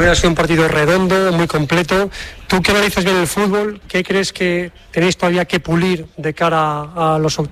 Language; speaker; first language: Spanish; native; Spanish